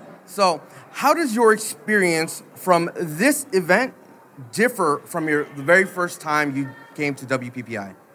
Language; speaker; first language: English; early bilingual, other home language; Spanish